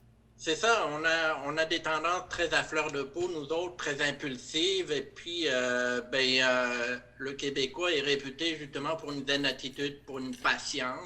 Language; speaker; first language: French; native; French